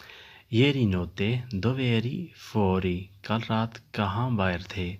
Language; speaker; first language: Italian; non-native, learner; Urdu